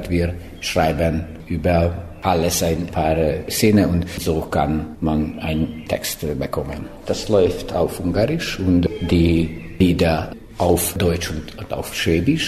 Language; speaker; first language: German; non-native, local second language; Hungarian